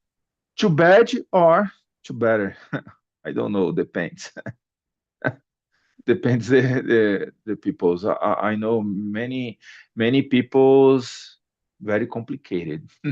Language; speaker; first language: English; non-native, learner; Portuguese